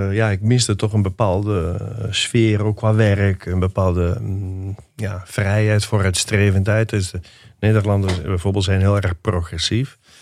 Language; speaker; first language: Dutch; non-native, fluent; Italian